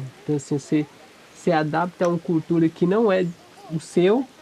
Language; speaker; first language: Portuguese; non-native, local second language; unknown